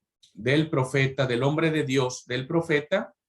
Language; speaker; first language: Spanish; native; Spanish